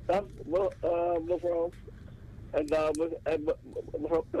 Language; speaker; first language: Dutch; non-native, learner; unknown